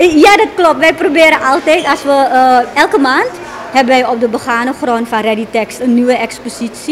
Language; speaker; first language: Dutch; native; Dutch